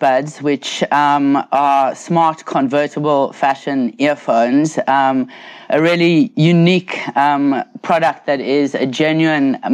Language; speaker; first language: English; native; English